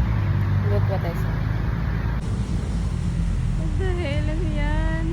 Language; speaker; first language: English; non-native, fluent; Filipino